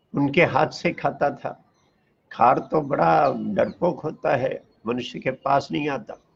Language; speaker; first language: Hindi; non-native, local second language; Tamil